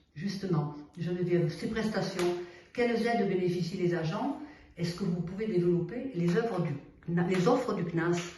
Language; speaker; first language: French; native; French